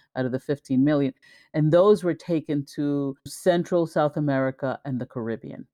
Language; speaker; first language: English; early bilingual, other home language; Spanish